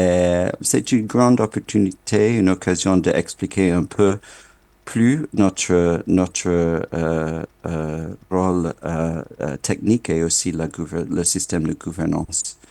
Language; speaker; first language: French; non-native, fluent; English